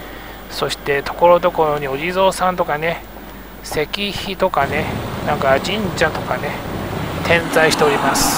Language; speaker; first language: Japanese; native; Japanese